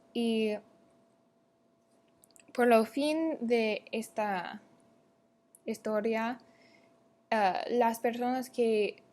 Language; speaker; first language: Spanish; non-native, learner; English